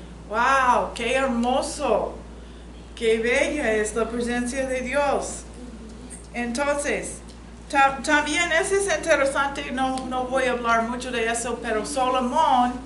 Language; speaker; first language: Spanish; non-native, fluent; English